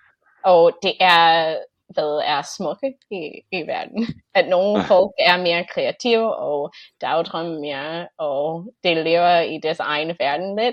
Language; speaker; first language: Danish; non-native, fluent; English